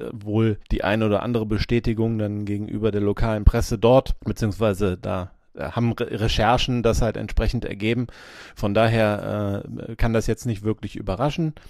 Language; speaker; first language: German; native; German